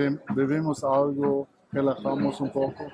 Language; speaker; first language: Spanish; non-native, learner; German